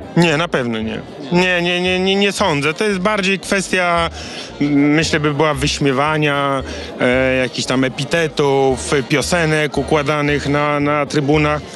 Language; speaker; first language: Polish; native; Polish